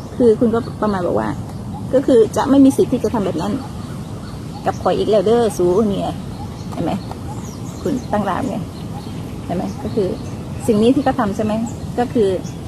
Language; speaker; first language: Thai; non-native, local second language; Northern Khmer